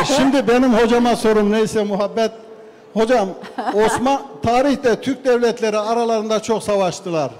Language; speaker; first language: Turkish; native; Turkish